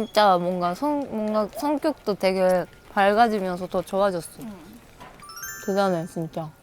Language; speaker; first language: Korean; non-native, fluent; Japanese